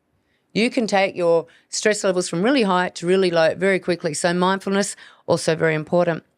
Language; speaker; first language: English; native; English